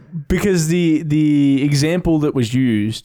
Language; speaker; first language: English; native; English